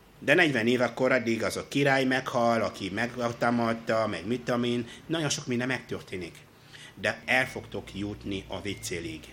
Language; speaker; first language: Hungarian; non-native, fluent; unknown